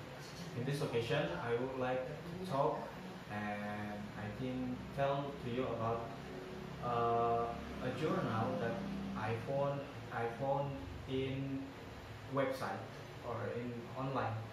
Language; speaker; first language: English; non-native, learner; Indonesian